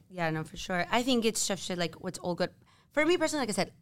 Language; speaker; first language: English; non-native, fluent; Spanish